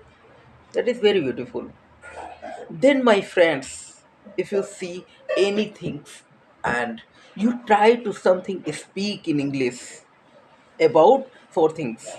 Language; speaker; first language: English; non-native, learner; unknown